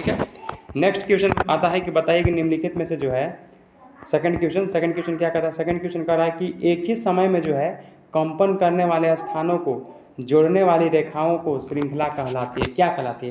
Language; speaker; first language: Hindi; native; Hindi